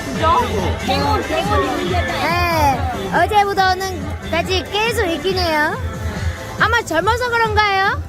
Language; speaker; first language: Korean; non-native, learner; Vietnamese